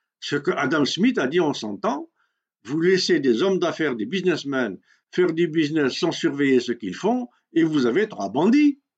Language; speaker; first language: French; non-native, local second language; Kabyle